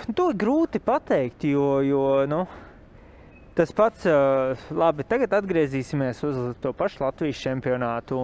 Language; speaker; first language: Latvian; native; Latvian